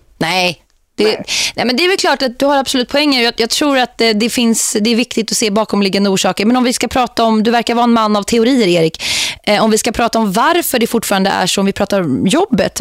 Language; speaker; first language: Swedish; native; Swedish